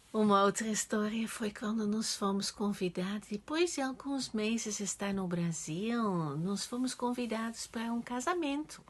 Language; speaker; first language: Portuguese; non-native, fluent; Dutch